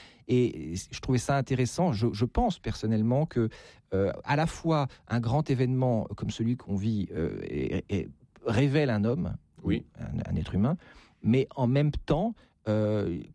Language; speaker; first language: French; native; French